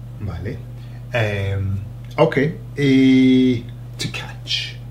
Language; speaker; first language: Spanish; non-native, fluent; English